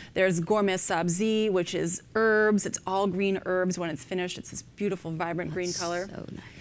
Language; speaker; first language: English; native; English